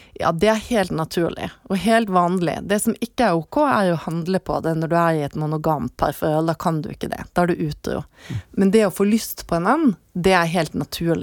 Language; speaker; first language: Norwegian; native; Norwegian